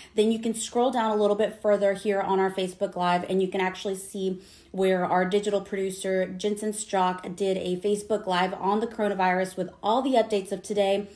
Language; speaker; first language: English; early bilingual, other home language; Spanish